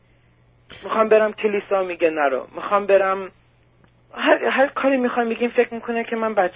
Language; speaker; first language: Persian; early bilingual, heritage; Persian